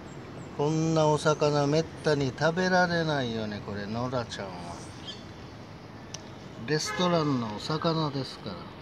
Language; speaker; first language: Japanese; native; Japanese